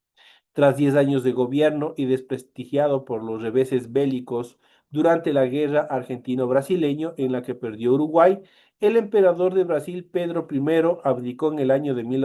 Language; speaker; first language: Spanish; native; Spanish